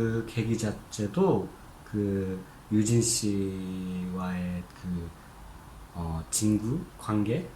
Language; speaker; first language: Korean; non-native, fluent; Japanese